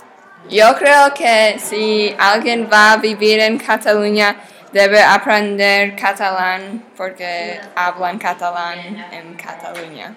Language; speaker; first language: Spanish; non-native, learner; English